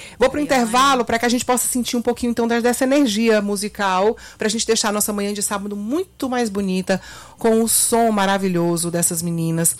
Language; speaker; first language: Portuguese; native; Portuguese